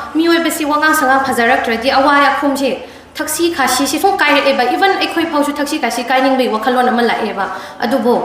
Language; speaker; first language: Manipuri; non-native, local second language; Tangkhul Naga (India)